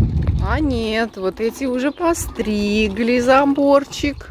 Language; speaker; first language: Russian; native; Russian